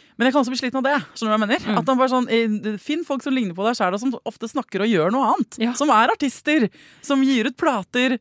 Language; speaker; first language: Norwegian; native; Norwegian